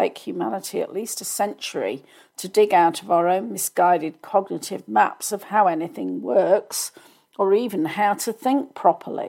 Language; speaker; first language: English; native; English